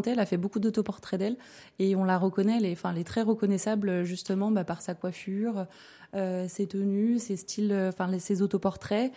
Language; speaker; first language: French; native; French